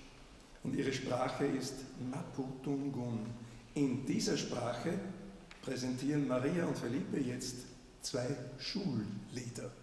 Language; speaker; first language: German; native; German